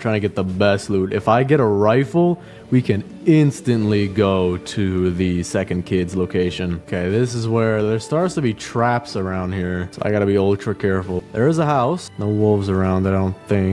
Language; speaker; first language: English; native; English